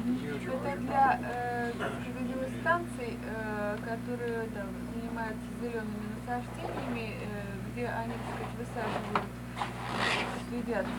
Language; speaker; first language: Russian; native; Russian